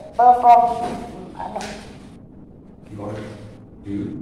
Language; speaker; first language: English; non-native, learner; Vietnamese